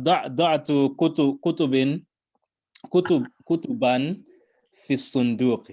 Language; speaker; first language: Arabic; non-native, learner; English